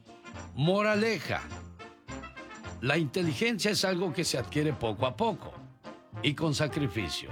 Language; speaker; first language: Spanish; native; Spanish